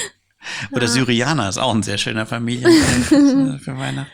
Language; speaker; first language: German; native; German